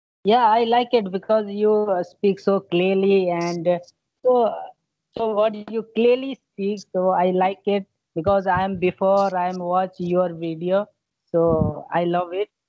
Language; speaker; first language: English; non-native, learner; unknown